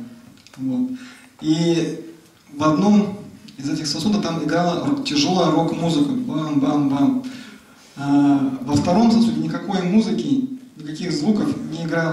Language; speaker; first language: Russian; native; Russian